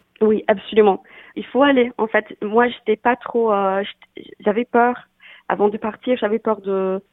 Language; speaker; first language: French; non-native, fluent; English